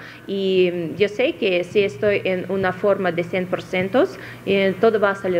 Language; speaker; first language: Spanish; non-native, fluent; Russian